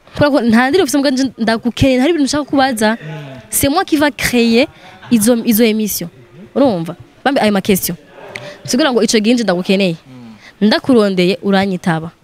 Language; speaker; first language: Rundi; non-native, local second language; Swahili